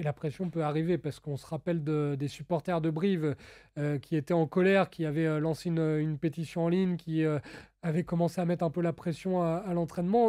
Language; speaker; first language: French; native; French